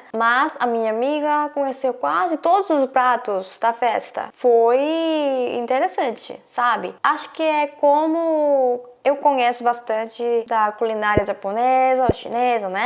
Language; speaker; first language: Portuguese; non-native, fluent; Korean